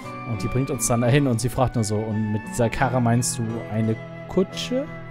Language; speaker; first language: German; native; German